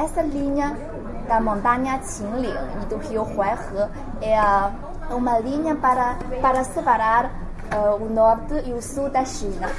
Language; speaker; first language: Portuguese; non-native, learner; Chinese